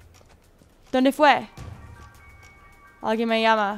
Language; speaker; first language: Spanish; non-native, learner; English